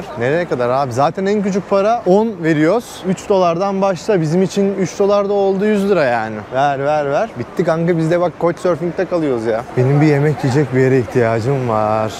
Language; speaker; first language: Turkish; native; Turkish